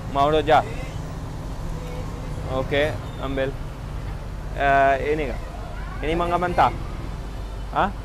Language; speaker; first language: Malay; non-native, fluent; Urdu